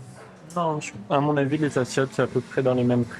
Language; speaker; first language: French; native; French